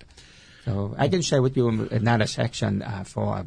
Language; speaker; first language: English; non-native, fluent; Vietnamese